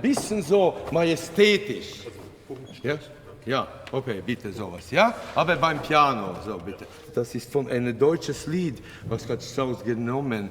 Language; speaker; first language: German; non-native, fluent; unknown